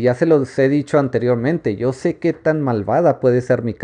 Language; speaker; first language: Spanish; native; Spanish